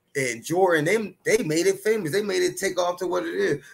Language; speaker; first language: English; native; English